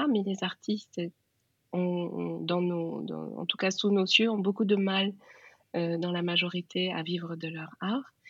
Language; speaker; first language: French; non-native, local second language; Wolof